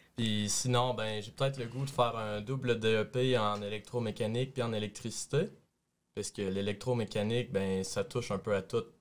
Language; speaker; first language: French; native; French